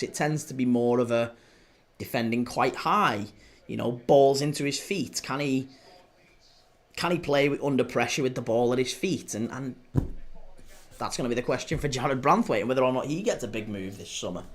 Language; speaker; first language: English; native; English